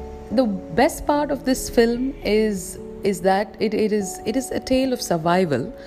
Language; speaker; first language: English; non-native, local second language; Tamil